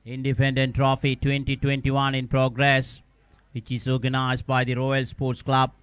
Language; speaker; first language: English; non-native, local second language; Sinhala